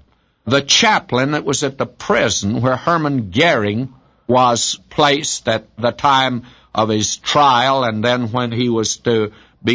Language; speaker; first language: English; native; English